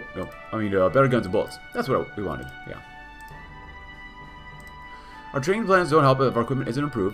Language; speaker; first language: English; native; English